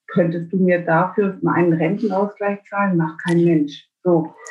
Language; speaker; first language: German; native; German